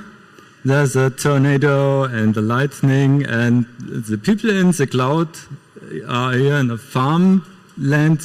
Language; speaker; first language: English; non-native, fluent; German